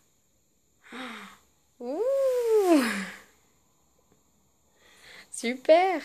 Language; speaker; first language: French; native; French